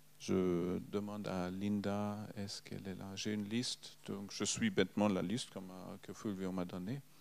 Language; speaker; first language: French; non-native, fluent; German